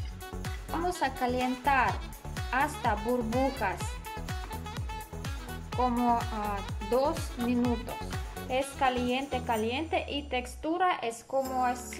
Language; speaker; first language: Spanish; non-native, learner; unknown